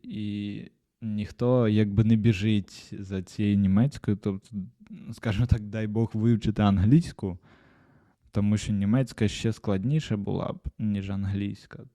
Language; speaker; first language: Ukrainian; non-native, local second language; Russian